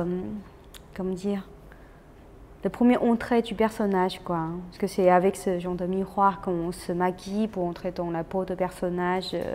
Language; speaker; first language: French; non-native, fluent; Chinese